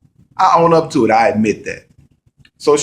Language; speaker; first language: English; native; English